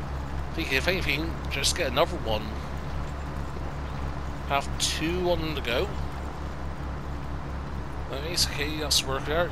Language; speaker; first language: English; native; English